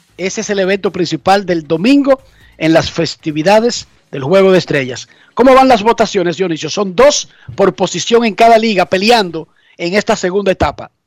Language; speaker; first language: Spanish; native; Spanish